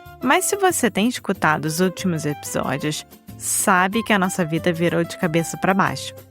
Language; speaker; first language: Portuguese; native; Portuguese